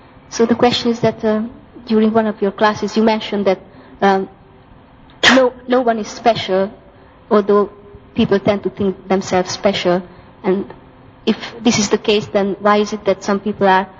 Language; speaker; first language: English; non-native, fluent; Hungarian